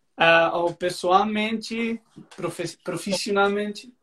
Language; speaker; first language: Portuguese; non-native, learner; Spanish